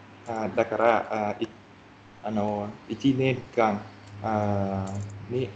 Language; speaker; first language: Japanese; non-native, learner; Vietnamese